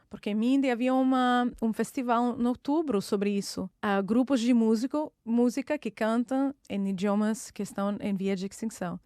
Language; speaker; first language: Portuguese; non-native, fluent; Russian